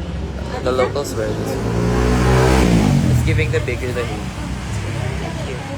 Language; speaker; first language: English; non-native, local second language; Filipino